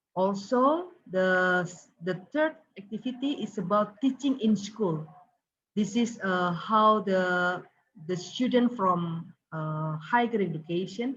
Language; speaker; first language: English; non-native, learner; Indonesian